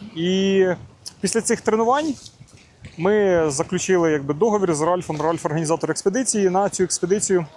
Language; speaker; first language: Ukrainian; native; Ukrainian